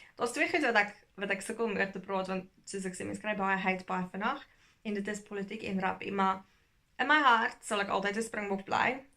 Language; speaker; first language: Afrikaans; early bilingual, heritage; Afrikaans